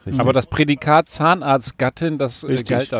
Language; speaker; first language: German; native; German